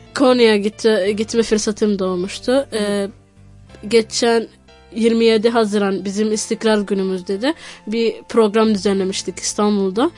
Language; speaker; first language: Turkish; non-native, fluent; Somali